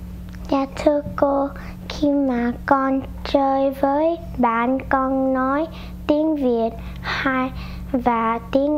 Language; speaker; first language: Vietnamese; early bilingual, heritage; Vietnamese